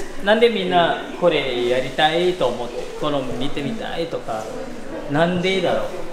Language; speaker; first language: Japanese; non-native, fluent; Indonesian